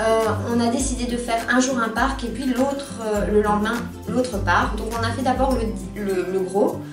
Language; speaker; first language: French; native; French